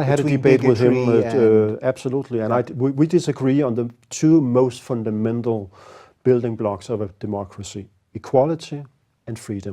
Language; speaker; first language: English; non-native, fluent; Danish